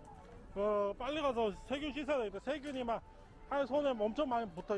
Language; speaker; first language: Korean; native; Korean